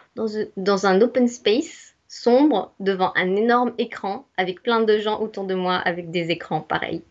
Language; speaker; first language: French; native; French